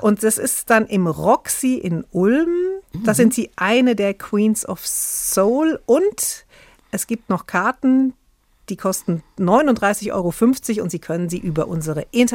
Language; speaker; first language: German; native; German